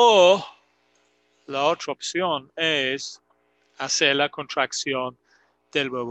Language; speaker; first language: Spanish; non-native, fluent; English